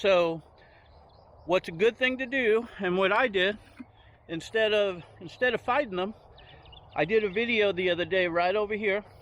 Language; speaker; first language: English; native; English